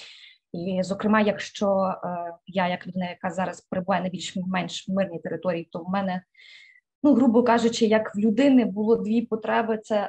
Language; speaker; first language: Ukrainian; native; Ukrainian